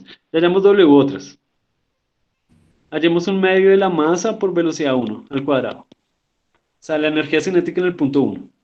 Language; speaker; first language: Spanish; native; Spanish